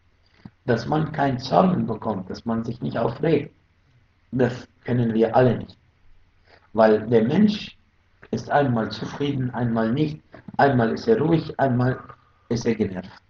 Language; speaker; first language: German; non-native, fluent; Arabic